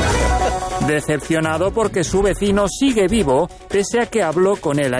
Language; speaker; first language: Spanish; native; Spanish